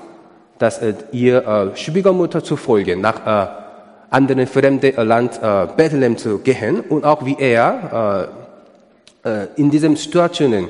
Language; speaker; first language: German; non-native, learner; Korean